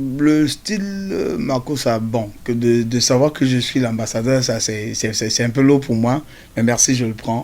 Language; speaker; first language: French; non-native, local second language; Duala